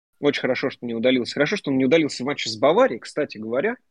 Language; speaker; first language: Russian; native; Russian